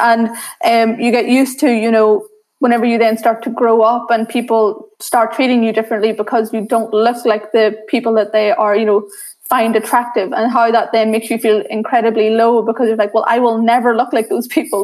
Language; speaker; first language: English; native; English